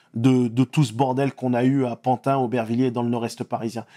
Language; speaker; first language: French; native; French